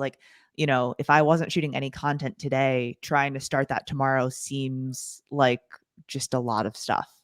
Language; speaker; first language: English; native; English